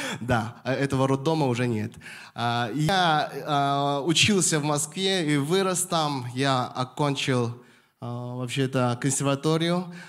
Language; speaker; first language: Russian; non-native, fluent; Korean